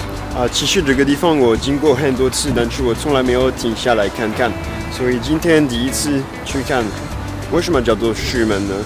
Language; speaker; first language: Chinese; non-native, fluent; French